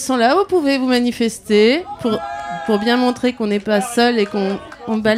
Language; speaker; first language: French; native; French